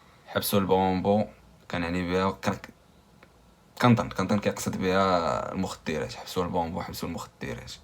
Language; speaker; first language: Arabic; native; Arabic